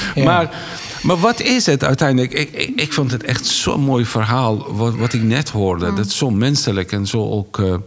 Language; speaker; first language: Dutch; non-native, fluent; Persian